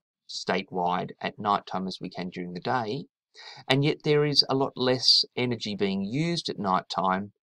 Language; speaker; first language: English; native; English